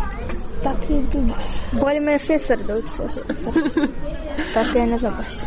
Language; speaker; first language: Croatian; non-native, learner; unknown